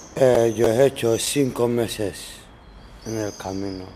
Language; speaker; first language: Spanish; non-native, learner; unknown